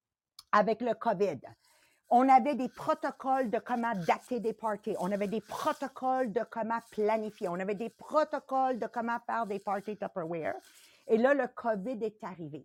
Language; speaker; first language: French; native; French